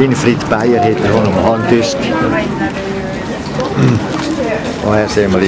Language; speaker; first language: Swedish; non-native, fluent; German